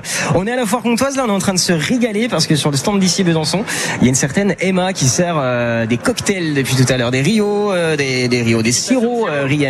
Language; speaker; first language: French; native; French